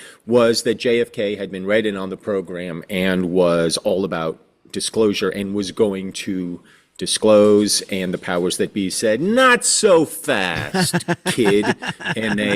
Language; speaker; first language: English; native; English